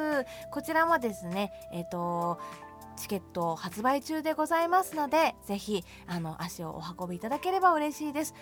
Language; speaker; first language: Japanese; native; Japanese